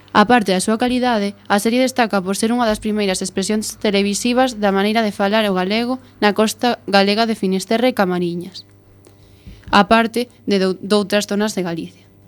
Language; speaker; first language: Galician; non-native, local second language; Spanish